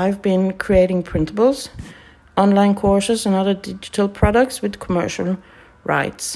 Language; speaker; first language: English; non-native, fluent; Norwegian